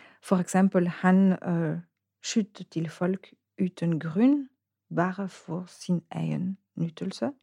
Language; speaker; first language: Norwegian; non-native, fluent; French